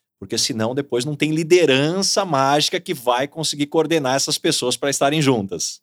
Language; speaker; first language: Portuguese; native; Portuguese